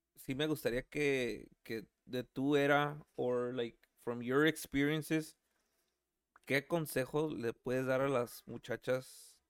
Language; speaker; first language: Spanish; native; Spanish